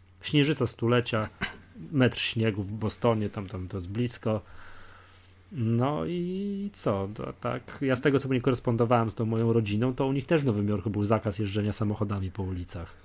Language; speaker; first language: Polish; native; Polish